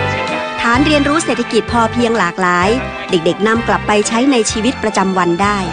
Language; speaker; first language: Thai; native; Thai